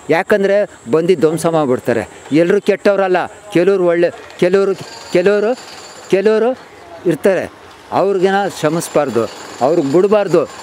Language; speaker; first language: Kannada; non-native, local second language; Urdu